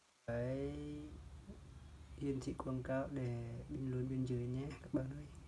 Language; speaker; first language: Vietnamese; non-native, local second language; Jarai